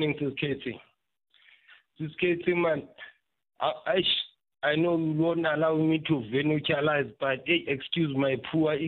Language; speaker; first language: English; non-native, local second language; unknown